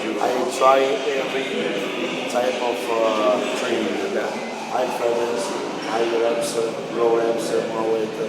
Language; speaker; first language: English; non-native, learner; Italian